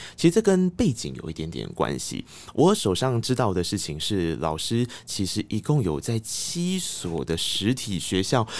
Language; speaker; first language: Chinese; native; Chinese